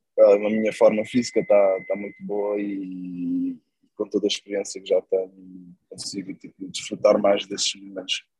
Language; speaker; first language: Portuguese; non-native, local second language; Kabuverdianu